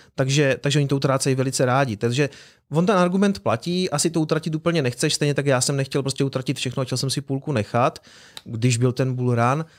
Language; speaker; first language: Czech; native; Czech